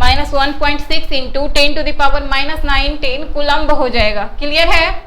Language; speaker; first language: Hindi; native; Hindi